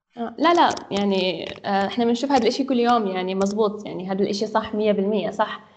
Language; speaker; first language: Arabic; native; Arabic